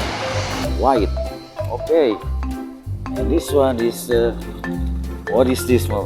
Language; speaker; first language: English; non-native, learner; Indonesian